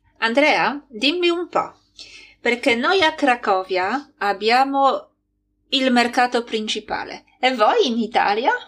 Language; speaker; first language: Italian; non-native, fluent; Polish